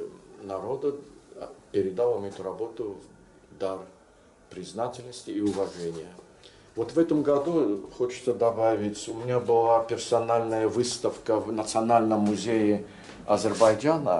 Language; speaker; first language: Russian; non-native, local second language; Azerbaijani